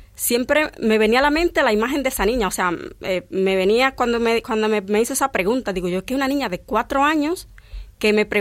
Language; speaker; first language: Spanish; native; Spanish